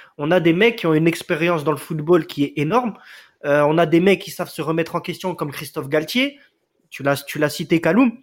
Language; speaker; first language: French; native; French